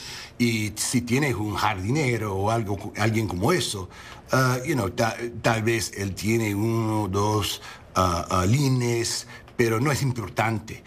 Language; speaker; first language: Spanish; non-native, learner; English